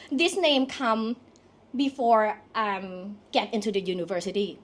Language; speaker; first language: English; non-native, learner; Thai